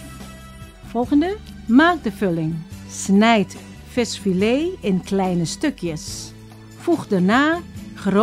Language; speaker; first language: Dutch; non-native, fluent; Indonesian